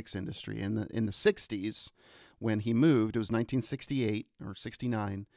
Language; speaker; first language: English; early bilingual, other home language; German